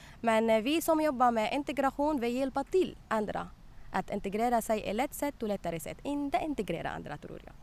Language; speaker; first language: Swedish; non-native, learner; Arabic